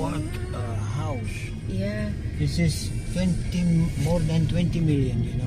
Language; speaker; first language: English; non-native, fluent; Dutch